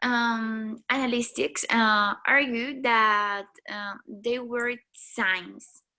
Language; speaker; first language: English; non-native, learner; Spanish